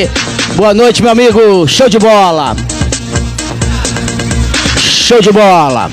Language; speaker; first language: Portuguese; native; Portuguese